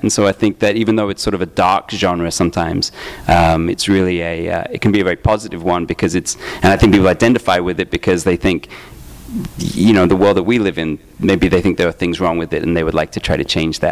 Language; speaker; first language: English; native; English